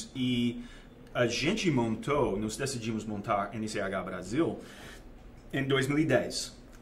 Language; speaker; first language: Portuguese; non-native, fluent; English